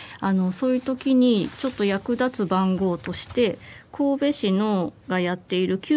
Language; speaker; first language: Japanese; native; Japanese